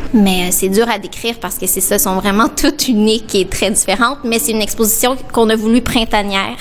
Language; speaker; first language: French; native; French